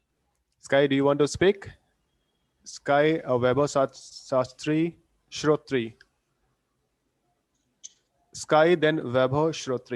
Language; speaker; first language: English; non-native, local second language; Hindi